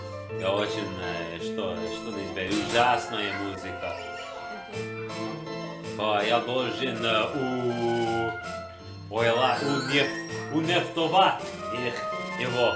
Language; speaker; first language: Russian; non-native, learner; English